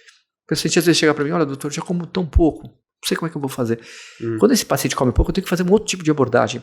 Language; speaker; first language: Portuguese; native; Portuguese